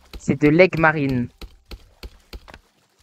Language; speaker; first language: French; native; French